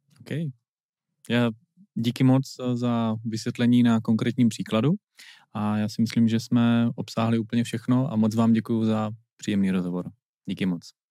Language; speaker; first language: Czech; native; Czech